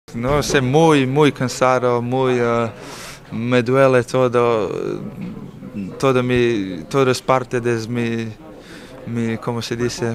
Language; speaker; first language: Spanish; non-native, fluent; Slovenian